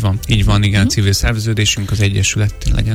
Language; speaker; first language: Hungarian; native; Hungarian